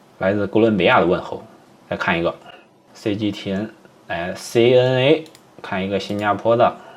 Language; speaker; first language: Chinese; native; Chinese